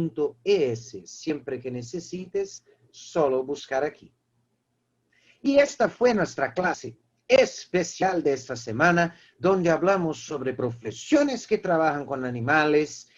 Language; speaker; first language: Spanish; non-native, fluent; Portuguese